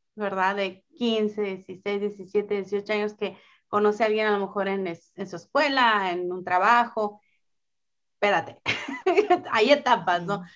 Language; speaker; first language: Spanish; native; Spanish